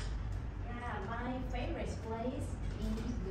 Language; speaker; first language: English; non-native, learner; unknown